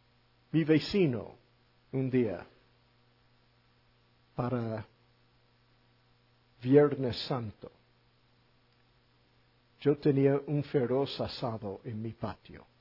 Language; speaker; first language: Spanish; non-native, fluent; English